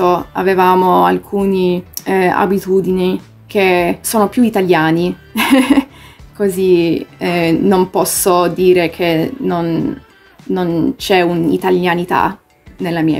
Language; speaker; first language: Italian; early bilingual, heritage; English